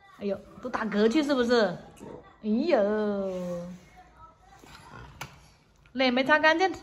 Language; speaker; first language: Chinese; native; Chinese